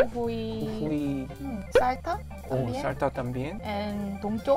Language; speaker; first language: Spanish; non-native, learner; Korean